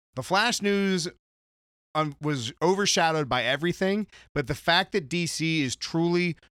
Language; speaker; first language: English; native; English